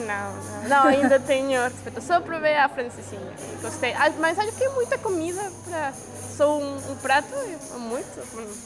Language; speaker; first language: Portuguese; non-native, learner; Spanish